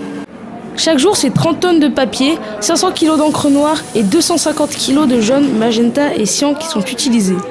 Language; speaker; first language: French; native; French